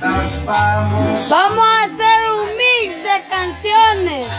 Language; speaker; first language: Spanish; native; Spanish